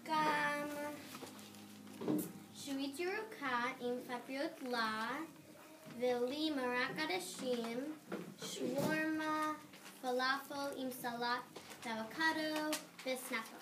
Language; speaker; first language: Hebrew; non-native, learner; English